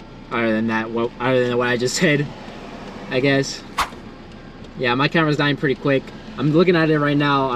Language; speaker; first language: English; native; English